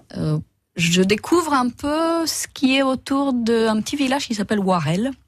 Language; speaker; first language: French; non-native, fluent; Romanian